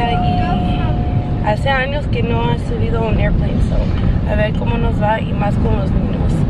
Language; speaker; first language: Spanish; early bilingual, heritage; Spanish